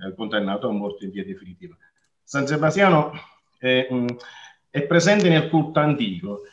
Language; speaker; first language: Italian; native; Italian